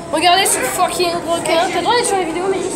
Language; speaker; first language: French; native; French